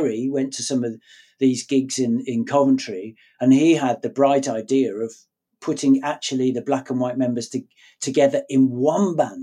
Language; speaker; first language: English; native; English